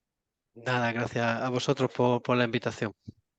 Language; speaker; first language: Spanish; native; Spanish